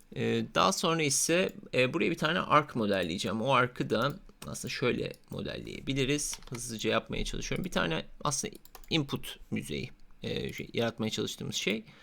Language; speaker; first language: Turkish; native; Turkish